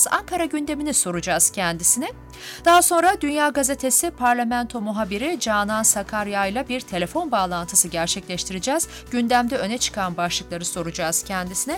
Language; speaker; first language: Turkish; native; Turkish